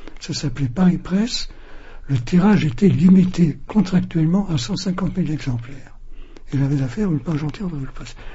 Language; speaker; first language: French; non-native, fluent; German